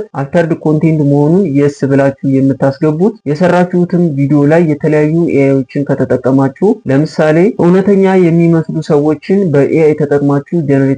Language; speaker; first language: Amharic; native; Amharic